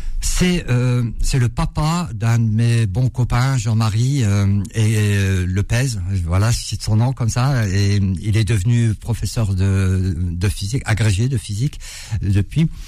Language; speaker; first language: French; early bilingual, other home language; Arabic